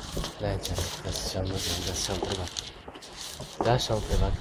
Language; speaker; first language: German; non-native, learner; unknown